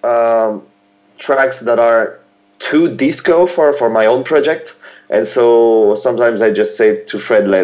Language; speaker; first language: English; non-native, fluent; French